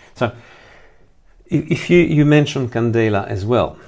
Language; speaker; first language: English; non-native, fluent; Italian